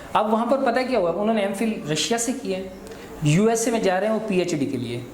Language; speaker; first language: Hindi; non-native, local second language; Punjabi